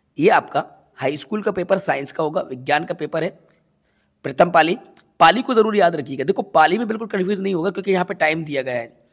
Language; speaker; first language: Hindi; native; Hindi